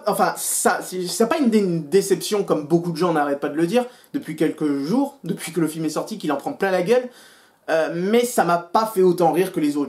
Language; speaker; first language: French; native; French